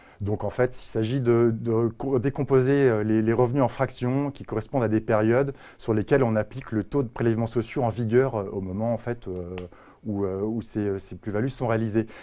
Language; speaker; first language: French; native; French